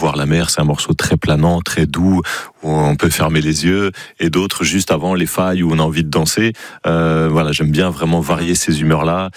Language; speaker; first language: French; native; French